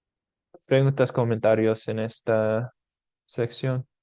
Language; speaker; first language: Spanish; non-native, fluent; English